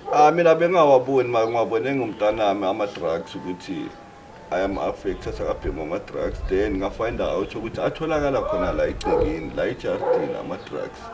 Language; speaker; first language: Zulu; native; Zulu